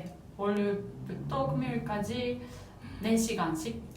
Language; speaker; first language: Korean; non-native, fluent; Japanese